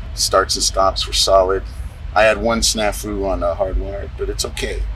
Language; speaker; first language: English; native; English